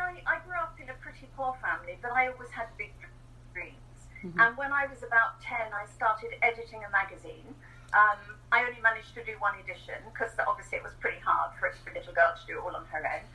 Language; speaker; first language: English; native; English